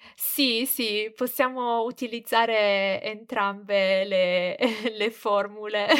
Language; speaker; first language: Italian; native; Italian